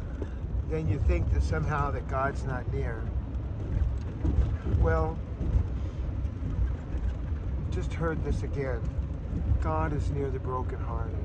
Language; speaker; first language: English; native; English